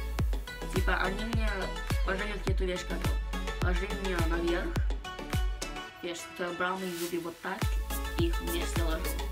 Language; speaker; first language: Russian; early bilingual, heritage; Russian